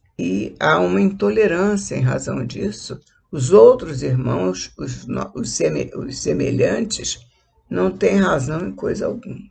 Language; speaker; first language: Portuguese; native; Portuguese